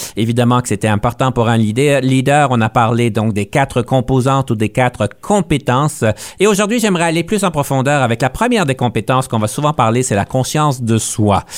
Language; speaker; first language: French; native; French